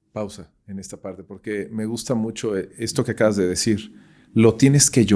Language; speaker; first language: Spanish; native; Spanish